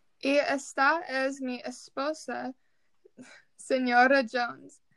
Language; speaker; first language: Spanish; non-native, learner; English